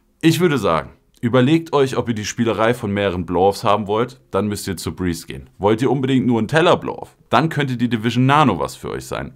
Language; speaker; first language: German; native; German